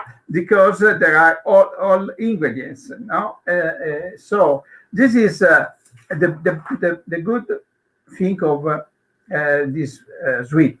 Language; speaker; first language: English; non-native, learner; Italian